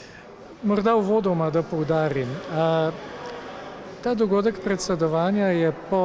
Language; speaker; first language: Slovenian; native; Slovenian